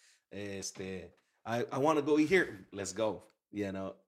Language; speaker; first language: English; early bilingual, other home language; Spanish